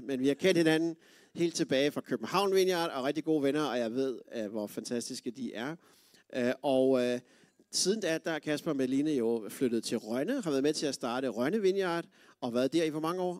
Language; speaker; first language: Danish; native; Danish